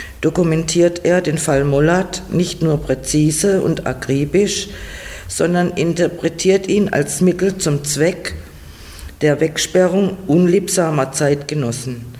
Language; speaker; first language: German; native; German